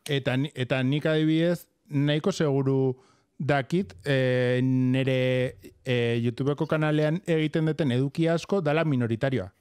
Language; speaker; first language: Basque; non-native, local second language; Spanish